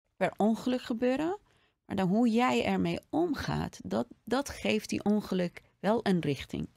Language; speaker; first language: Dutch; non-native, fluent; Persian